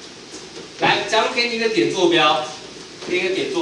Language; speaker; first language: Chinese; native; Chinese